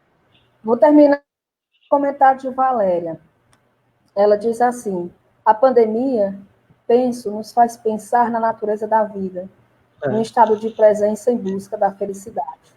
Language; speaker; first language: Portuguese; native; Portuguese